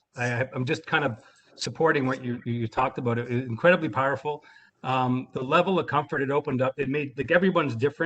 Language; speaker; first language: English; native; English